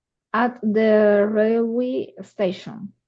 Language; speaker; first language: English; non-native, learner; Spanish